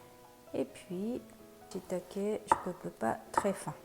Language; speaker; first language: French; non-native, learner; Japanese